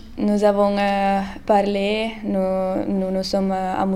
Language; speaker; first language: French; non-native, learner; Italian